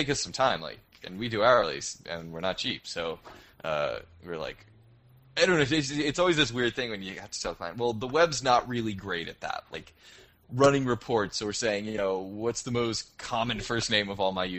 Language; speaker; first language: English; native; English